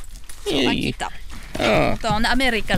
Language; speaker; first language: Finnish; non-native, learner; French